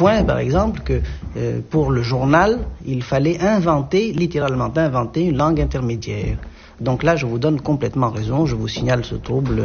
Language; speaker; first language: French; non-native, local second language; Arabic